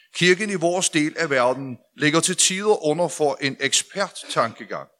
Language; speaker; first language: Danish; native; Danish